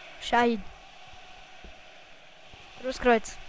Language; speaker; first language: German; native; German